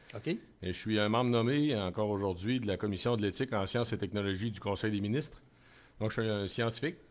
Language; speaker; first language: French; native; French